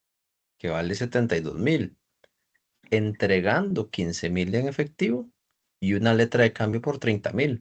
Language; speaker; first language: Spanish; native; Spanish